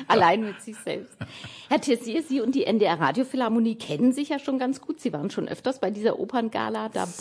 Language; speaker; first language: German; native; German